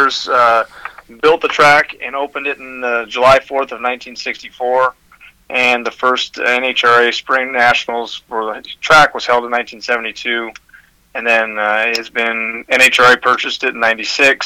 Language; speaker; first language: English; native; English